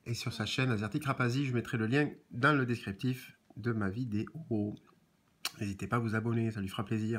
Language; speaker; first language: French; native; French